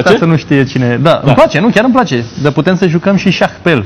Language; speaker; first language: Romanian; native; Romanian